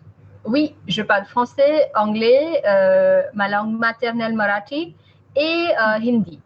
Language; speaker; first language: French; non-native, learner; Marathi